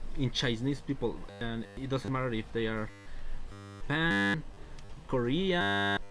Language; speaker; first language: English; non-native, learner; Spanish